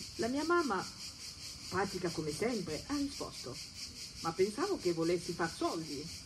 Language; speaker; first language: Italian; non-native, fluent; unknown